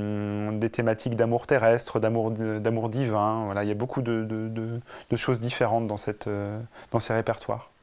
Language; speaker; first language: French; native; French